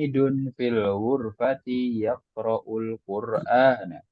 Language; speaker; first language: Arabic; non-native, fluent; Indonesian